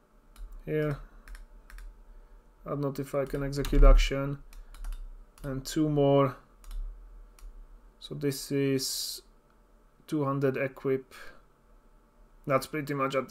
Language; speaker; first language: English; non-native, fluent; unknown